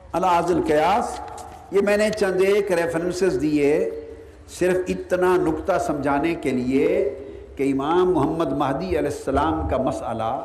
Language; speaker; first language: Urdu; non-native, local second language; Punjabi